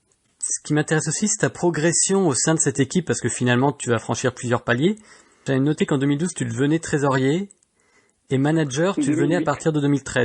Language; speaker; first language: French; native; French